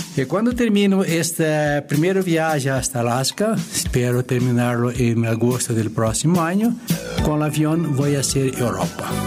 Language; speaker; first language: Spanish; non-native, fluent; Portuguese